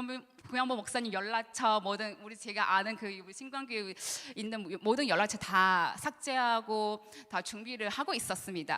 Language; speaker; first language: Korean; non-native, learner; Chinese